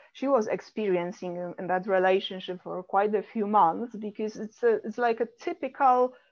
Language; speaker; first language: English; non-native, fluent; Polish